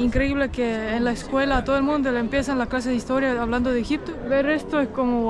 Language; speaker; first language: Spanish; non-native, fluent; Estonian